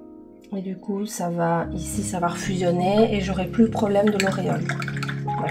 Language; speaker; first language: French; native; French